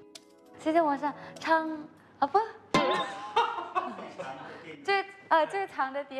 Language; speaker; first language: Chinese; non-native, learner; Malay